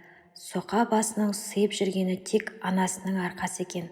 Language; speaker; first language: Kazakh; native; Kazakh